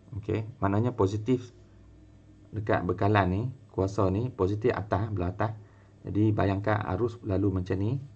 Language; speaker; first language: Malay; native; Malay